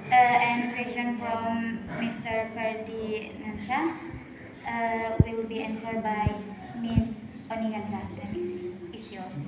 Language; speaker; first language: English; non-native, learner; Indonesian